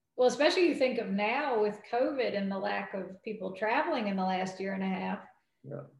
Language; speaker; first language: English; native; English